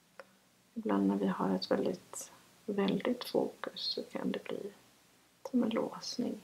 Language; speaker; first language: Swedish; native; Swedish